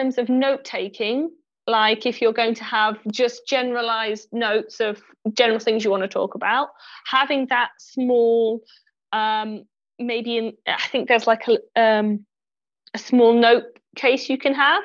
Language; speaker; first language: English; native; English